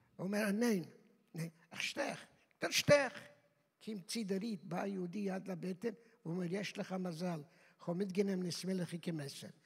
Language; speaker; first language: Hebrew; non-native, fluent; Yiddish